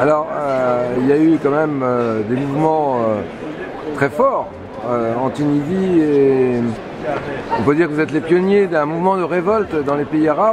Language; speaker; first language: French; native; French